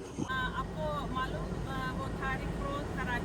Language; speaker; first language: Hindi; non-native, fluent; Uzbek